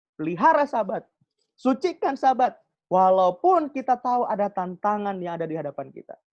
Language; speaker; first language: Indonesian; non-native, local second language; Javanese